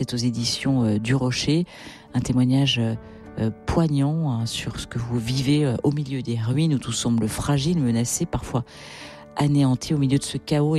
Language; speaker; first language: French; native; French